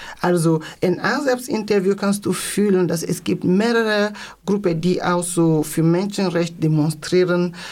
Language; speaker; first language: German; non-native, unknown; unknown